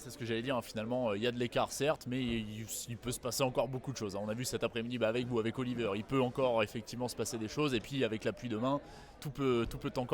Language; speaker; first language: French; native; French